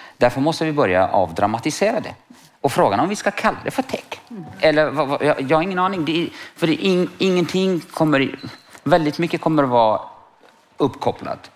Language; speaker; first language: Swedish; non-native, fluent; Kurdish